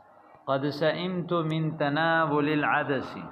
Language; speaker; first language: Arabic; non-native, fluent; Urdu